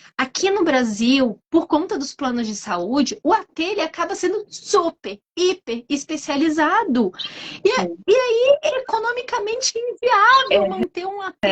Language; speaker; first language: Portuguese; native; Portuguese